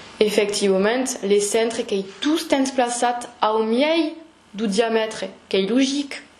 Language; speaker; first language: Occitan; non-native, local second language; French